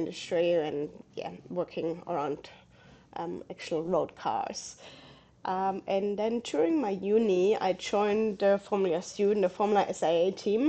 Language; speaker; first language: English; non-native, fluent; German